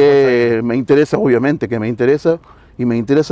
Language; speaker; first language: Spanish; native; Spanish